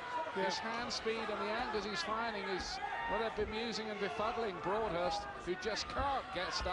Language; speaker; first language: English; native; English